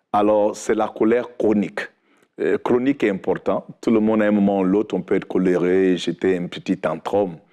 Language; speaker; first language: French; non-native, local second language; Fula